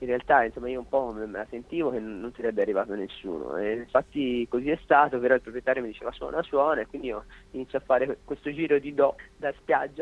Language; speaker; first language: Italian; native; Italian